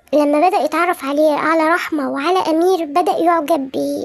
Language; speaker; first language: Arabic; native; Arabic